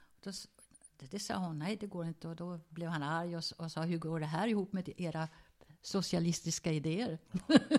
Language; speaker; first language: Swedish; early bilingual, other home language; German